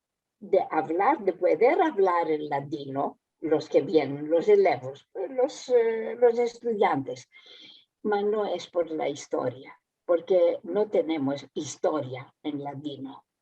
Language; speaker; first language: Spanish; early bilingual, heritage; Spanish